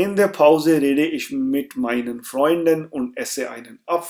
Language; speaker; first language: German; non-native, fluent; Urdu